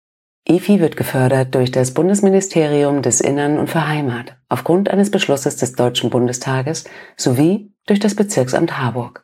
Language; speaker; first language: German; native; German